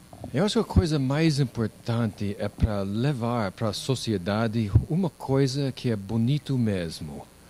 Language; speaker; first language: Portuguese; non-native, learner; English